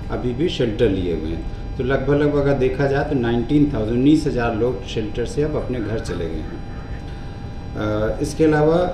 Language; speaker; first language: Hindi; native; Hindi